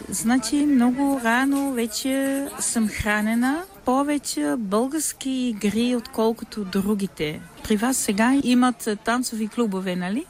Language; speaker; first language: Bulgarian; non-native, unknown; Dutch